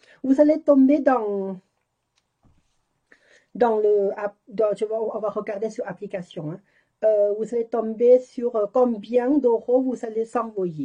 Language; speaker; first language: French; non-native, learner; Thai